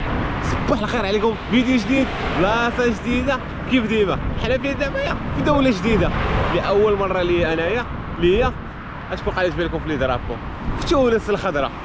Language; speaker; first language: Arabic; native; Arabic